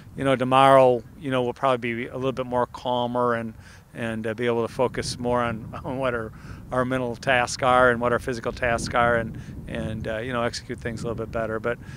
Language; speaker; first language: English; native; English